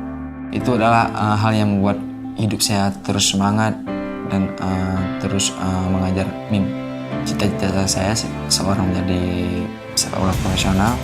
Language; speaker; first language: Indonesian; non-native, local second language; Achinese